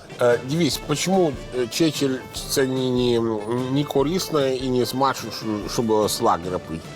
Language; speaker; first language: Ukrainian; non-native, fluent; Italian